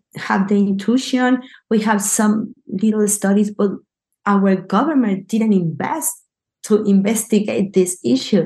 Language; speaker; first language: English; non-native, learner; Spanish